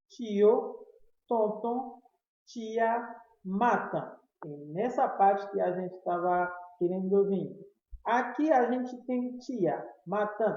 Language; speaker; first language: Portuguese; non-native, fluent; Haitian Creole